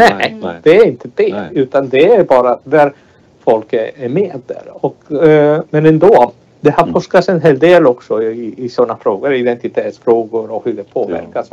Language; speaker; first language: Swedish; non-native, fluent; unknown